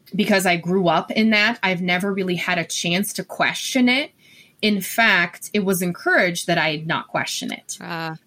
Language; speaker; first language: English; non-native, fluent; Portuguese